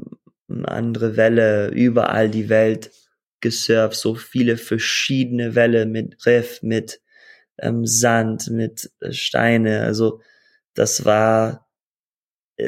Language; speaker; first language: German; early bilingual, heritage; German